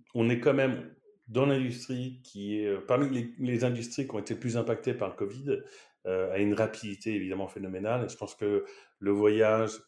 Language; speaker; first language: French; native; French